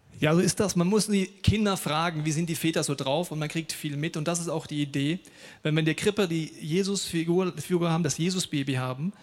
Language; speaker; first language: German; native; German